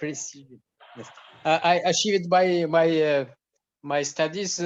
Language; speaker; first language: English; non-native, local second language; Arabic